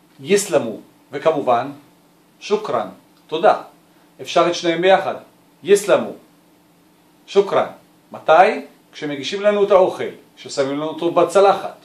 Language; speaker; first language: Hebrew; non-native, local second language; Arabic